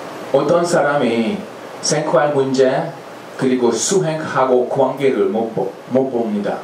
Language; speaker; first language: Korean; non-native, fluent; Hungarian